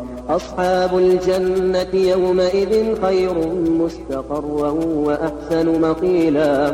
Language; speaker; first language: Arabic; native; Arabic